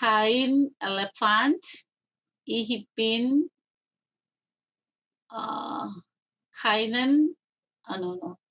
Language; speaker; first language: German; non-native, learner; Korean